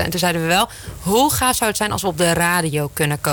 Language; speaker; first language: Dutch; native; Dutch